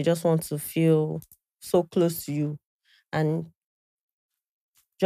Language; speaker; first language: English; non-native, local second language; Igbo